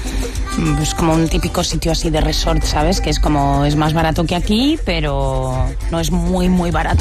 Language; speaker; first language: Spanish; native; Spanish